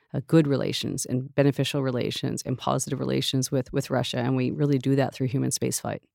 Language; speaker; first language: English; native; English